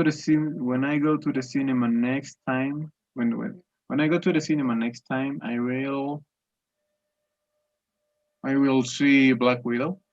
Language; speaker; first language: English; non-native, learner; Spanish